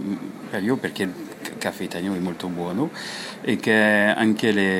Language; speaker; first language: Italian; non-native, learner; French